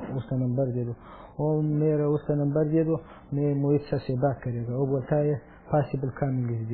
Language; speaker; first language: Hindi; non-native, learner; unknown